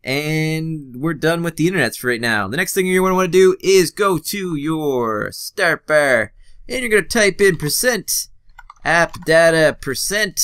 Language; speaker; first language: English; native; English